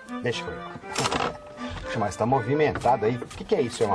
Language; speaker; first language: Portuguese; native; Portuguese